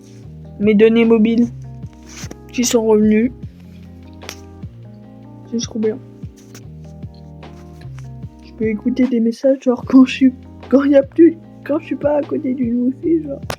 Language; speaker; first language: French; native; French